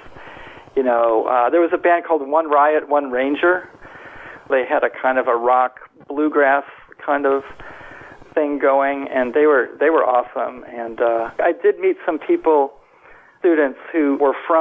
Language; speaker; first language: English; native; English